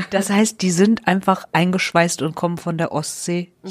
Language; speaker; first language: German; native; German